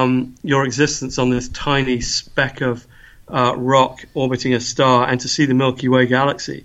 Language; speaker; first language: English; native; English